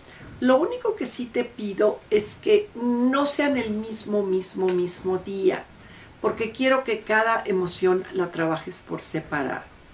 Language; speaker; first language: Spanish; native; Spanish